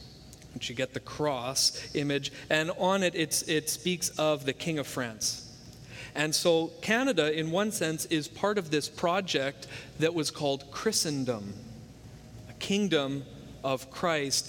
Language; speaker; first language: English; native; English